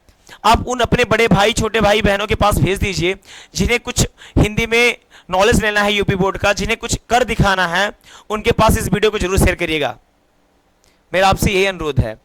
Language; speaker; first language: Hindi; native; Hindi